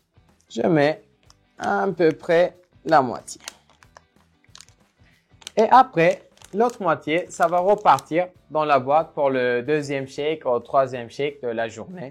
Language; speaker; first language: French; non-native, fluent; Turkish